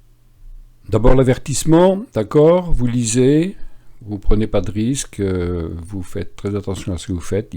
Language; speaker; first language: French; native; French